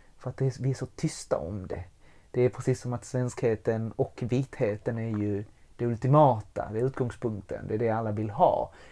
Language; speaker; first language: Swedish; early bilingual, other home language; Spanish